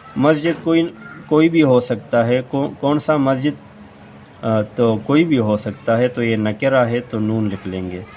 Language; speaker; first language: Urdu; non-native, local second language; Pashto